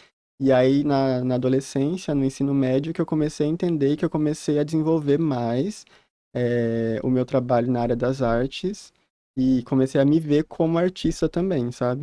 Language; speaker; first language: Portuguese; native; Portuguese